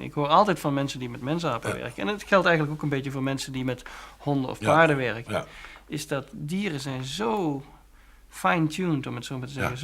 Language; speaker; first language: Dutch; native; Dutch